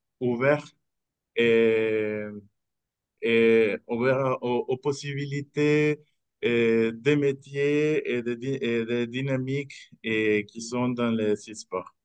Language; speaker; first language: French; non-native, fluent; Spanish